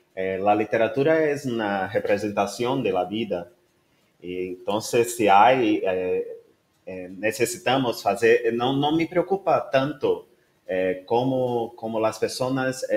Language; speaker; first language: Spanish; non-native, learner; Portuguese